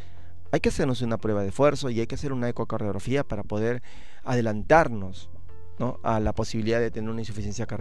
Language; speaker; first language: Spanish; native; Spanish